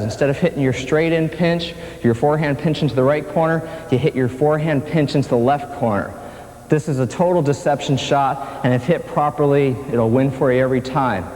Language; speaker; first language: English; native; English